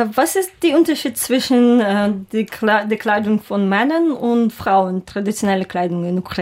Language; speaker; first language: German; non-native, learner; Ukrainian